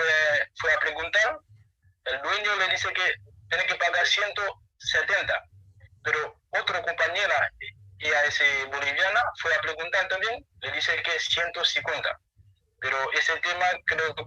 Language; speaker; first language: Spanish; non-native, learner; Haitian Creole